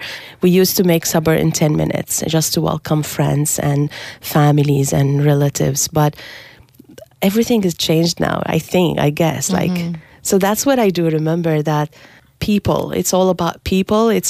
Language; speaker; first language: English; non-native, fluent; Arabic